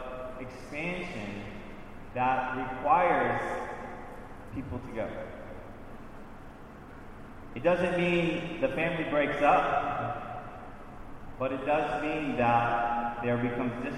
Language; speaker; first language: English; native; English